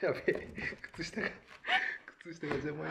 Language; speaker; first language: Japanese; native; Japanese